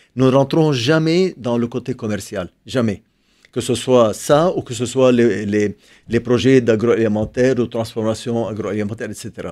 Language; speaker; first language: French; non-native, local second language; Arabic